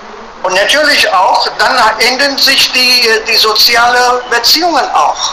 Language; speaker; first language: German; non-native, fluent; Hindi